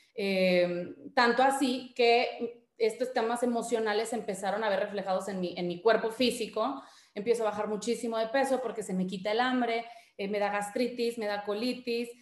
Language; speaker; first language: Spanish; native; Spanish